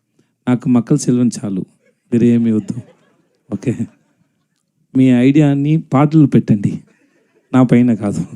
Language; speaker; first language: Telugu; non-native, learner; Tamil